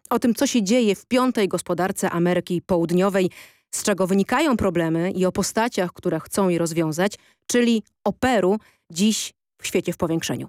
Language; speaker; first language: Polish; native; Polish